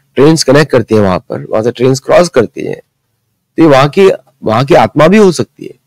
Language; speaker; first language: Hindi; early bilingual, other home language; Marathi